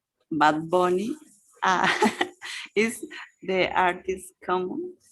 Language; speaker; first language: English; non-native, learner; Spanish